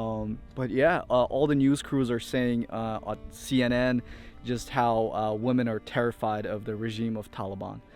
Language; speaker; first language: English; early bilingual, heritage; English